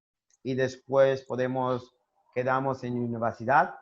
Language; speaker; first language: Spanish; non-native, learner; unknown